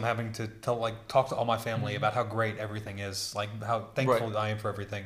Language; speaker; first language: English; native; English